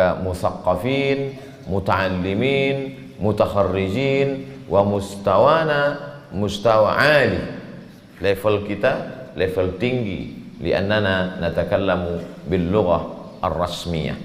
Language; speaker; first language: Arabic; non-native, fluent; Indonesian